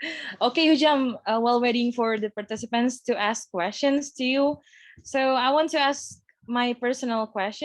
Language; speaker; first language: English; non-native, fluent; Indonesian